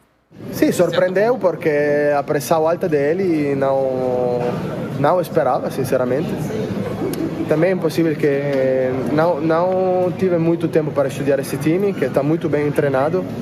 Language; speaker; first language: Portuguese; non-native, learner; Italian